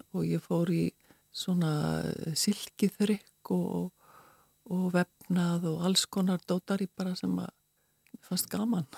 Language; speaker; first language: Icelandic; native; Icelandic